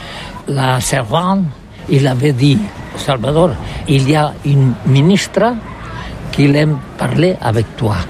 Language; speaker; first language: French; non-native, learner; Catalan